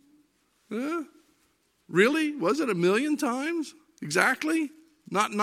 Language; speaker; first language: English; native; English